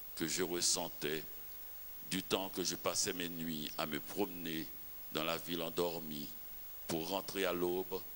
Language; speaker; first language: French; non-native, local second language; Haitian Creole